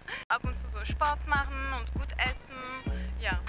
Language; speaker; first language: German; non-native, fluent; French